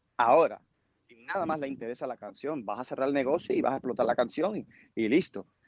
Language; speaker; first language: Spanish; early bilingual, heritage; Spanish